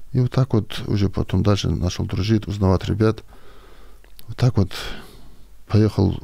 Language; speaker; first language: Russian; non-native, local second language; Avaric